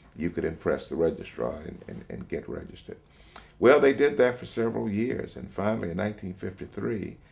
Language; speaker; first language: English; native; English